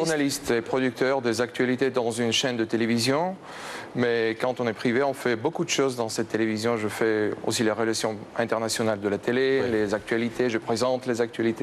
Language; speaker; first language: French; non-native, fluent; Bulgarian